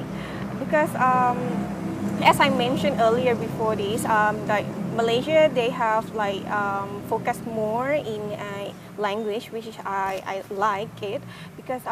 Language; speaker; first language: English; non-native, fluent; Thai